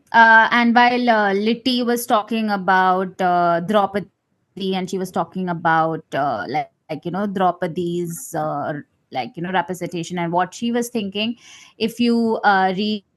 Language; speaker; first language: English; non-native, local second language; Malayalam